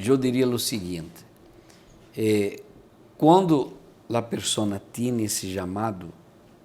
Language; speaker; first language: Spanish; non-native, fluent; Portuguese